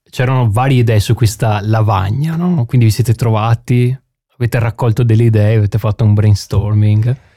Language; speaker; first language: Italian; native; Italian